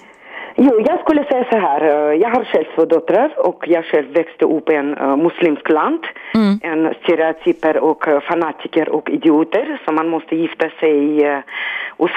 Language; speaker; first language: Swedish; non-native, learner; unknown